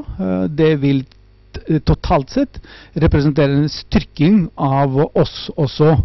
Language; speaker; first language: Norwegian; non-native, fluent; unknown